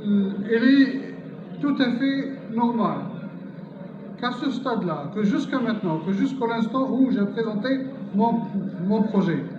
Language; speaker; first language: French; non-native, local second language; Arabic